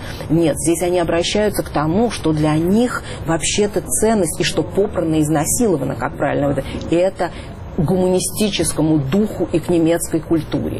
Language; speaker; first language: Russian; native; Russian